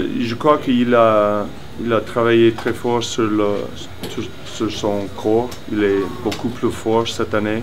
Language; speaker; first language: French; non-native, learner; English